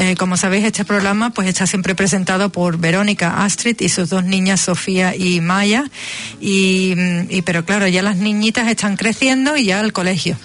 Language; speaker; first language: Spanish; native; Spanish